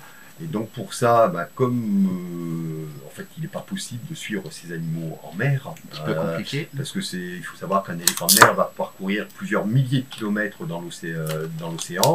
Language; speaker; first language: French; native; French